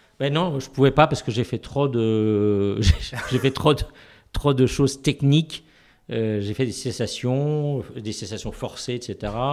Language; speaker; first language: French; native; French